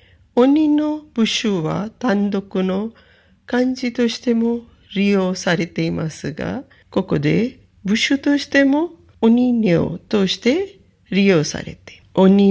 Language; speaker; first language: Japanese; non-native, fluent; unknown